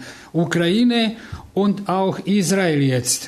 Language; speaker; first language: German; non-native, fluent; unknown